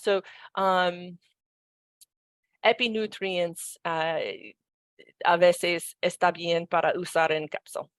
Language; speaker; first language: Spanish; non-native, learner; English